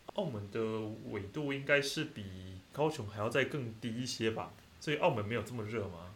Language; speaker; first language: Chinese; native; Chinese